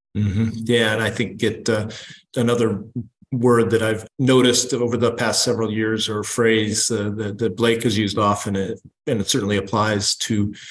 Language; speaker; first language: English; native; English